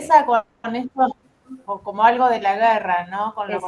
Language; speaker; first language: Spanish; native; Spanish